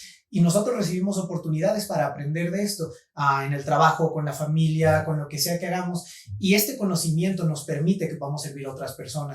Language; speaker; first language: Spanish; native; Spanish